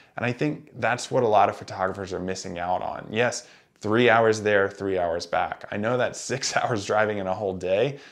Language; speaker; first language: English; native; English